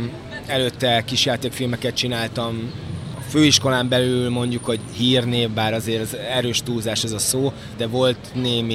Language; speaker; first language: Hungarian; native; Hungarian